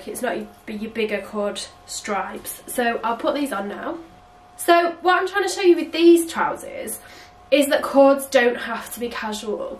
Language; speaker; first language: English; native; English